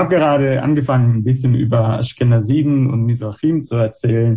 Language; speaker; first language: German; non-native, fluent; Hebrew